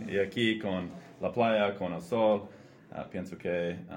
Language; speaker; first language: Spanish; non-native, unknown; English